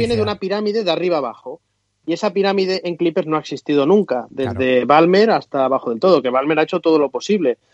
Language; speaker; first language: Spanish; native; Spanish